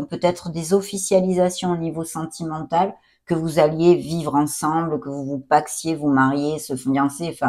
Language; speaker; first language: French; native; French